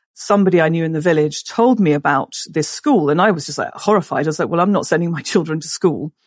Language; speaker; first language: English; native; English